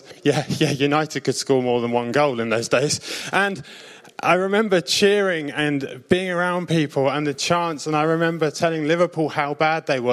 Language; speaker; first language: English; native; English